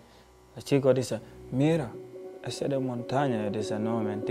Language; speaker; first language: Spanish; non-native, learner; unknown